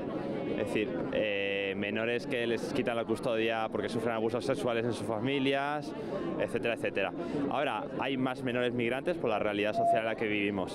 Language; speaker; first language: Spanish; native; Spanish